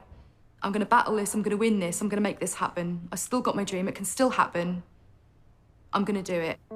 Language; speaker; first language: English; native; English